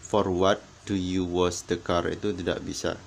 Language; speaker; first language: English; non-native, fluent; Indonesian